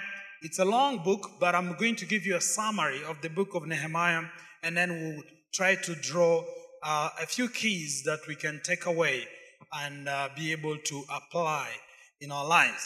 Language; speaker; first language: English; non-native, fluent; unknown